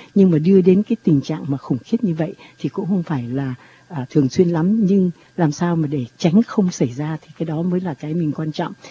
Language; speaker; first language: Vietnamese; native; Vietnamese